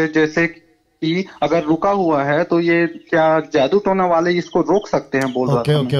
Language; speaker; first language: Hindi; native; Hindi